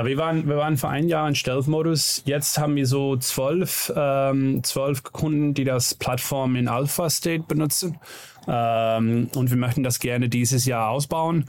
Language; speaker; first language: German; non-native, learner; Dutch